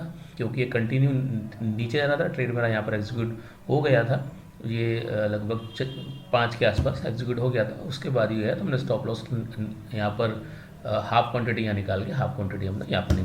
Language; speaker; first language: Hindi; native; Hindi